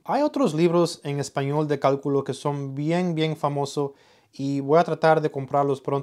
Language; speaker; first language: Spanish; early bilingual, heritage; Spanish